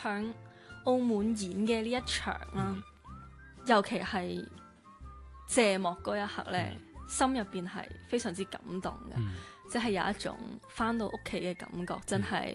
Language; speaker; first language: Cantonese; native; Cantonese